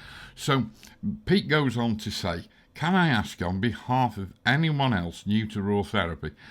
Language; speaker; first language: English; native; English